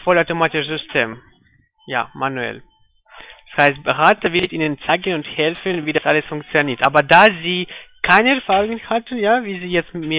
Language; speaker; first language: German; non-native, fluent; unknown